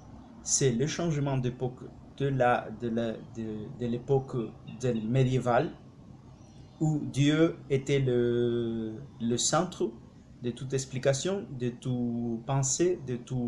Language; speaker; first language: French; non-native, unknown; Spanish